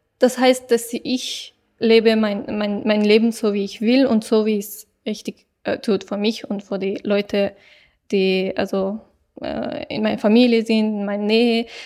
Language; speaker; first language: German; non-native, fluent; Persian